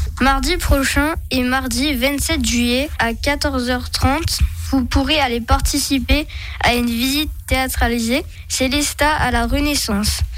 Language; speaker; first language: French; native; French